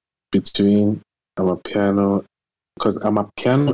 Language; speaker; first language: English; non-native, local second language; Akan